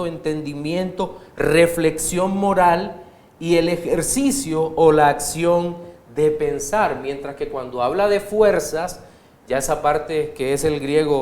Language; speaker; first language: Spanish; native; Spanish